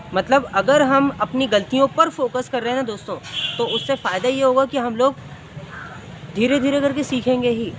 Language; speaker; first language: Hindi; native; Hindi